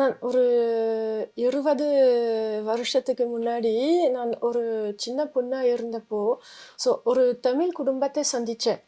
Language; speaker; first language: Tamil; non-native, fluent; Spanish